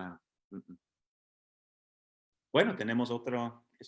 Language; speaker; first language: Spanish; non-native, fluent; English